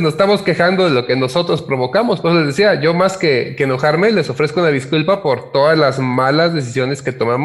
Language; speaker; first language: Spanish; native; Spanish